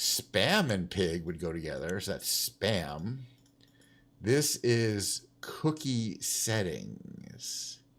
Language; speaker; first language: English; native; English